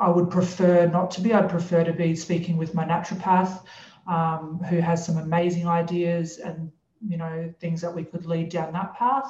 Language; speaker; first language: English; native; English